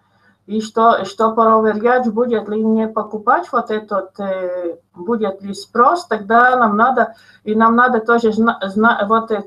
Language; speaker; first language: Russian; non-native, local second language; Latvian